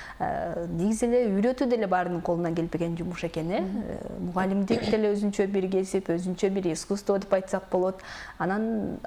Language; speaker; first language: Kyrgyz; native; Kyrgyz